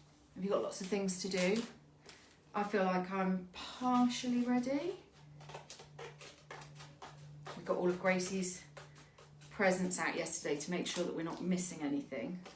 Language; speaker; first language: English; native; English